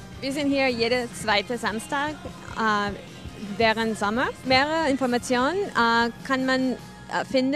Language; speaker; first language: German; non-native, fluent; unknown